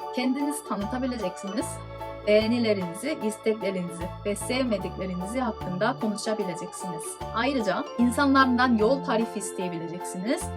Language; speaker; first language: Turkish; non-native, fluent; Korean